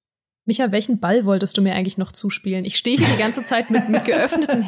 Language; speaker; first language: German; native; German